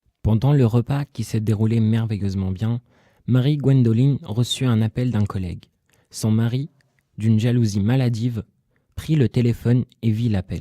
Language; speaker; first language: French; native; French